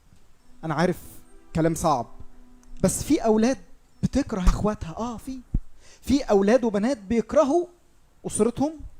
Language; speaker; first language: Arabic; native; Arabic